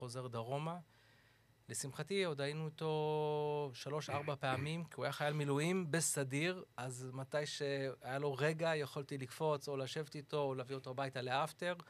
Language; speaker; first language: Hebrew; early bilingual, other home language; English